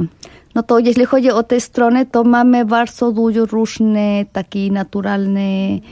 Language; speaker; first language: Polish; non-native, fluent; Spanish